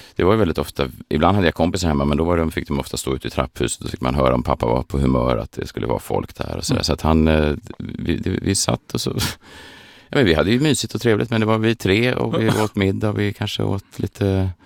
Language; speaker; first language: Swedish; native; Swedish